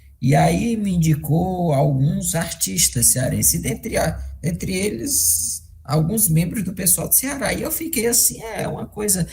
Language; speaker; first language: Portuguese; native; Portuguese